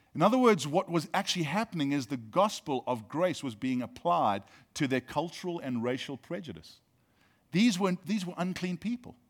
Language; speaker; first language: English; native; English